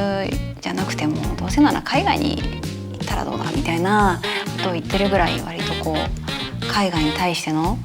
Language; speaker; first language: Japanese; native; Japanese